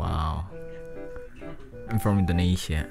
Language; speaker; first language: English; non-native, learner; Indonesian